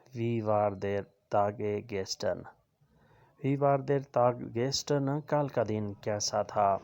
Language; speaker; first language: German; non-native, fluent; Urdu